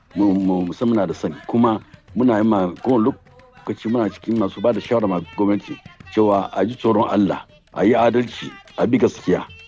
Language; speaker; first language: Hausa; non-native, local second language; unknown